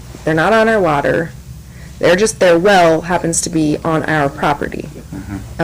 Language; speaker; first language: English; native; English